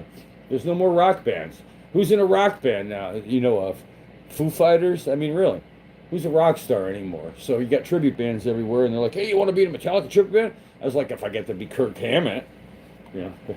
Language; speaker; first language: English; native; English